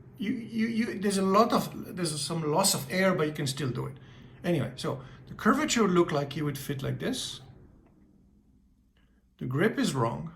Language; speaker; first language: English; native; English